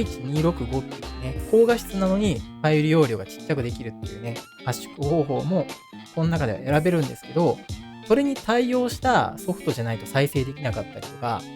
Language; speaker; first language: Japanese; native; Japanese